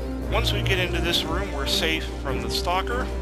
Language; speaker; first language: English; native; English